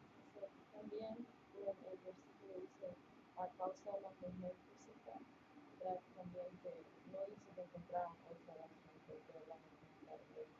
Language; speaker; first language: Spanish; early bilingual, heritage; Spanish